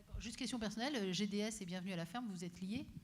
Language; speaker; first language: French; native; French